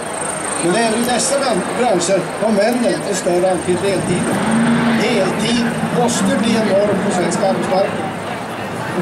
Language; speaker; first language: Swedish; native; Swedish